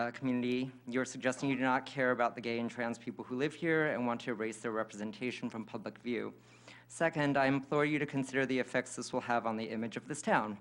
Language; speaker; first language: English; native; English